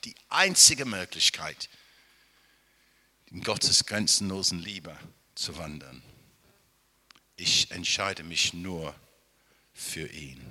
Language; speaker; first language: German; non-native, fluent; English